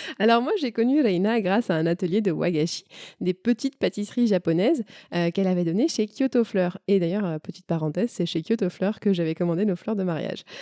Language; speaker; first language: French; native; French